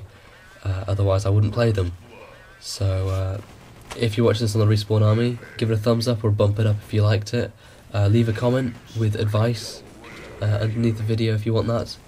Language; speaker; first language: English; native; English